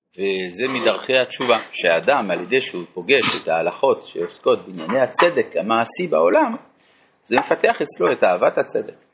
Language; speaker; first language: Hebrew; non-native, fluent; French